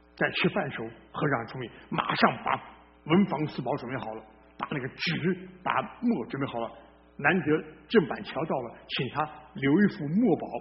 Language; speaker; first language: Chinese; native; Chinese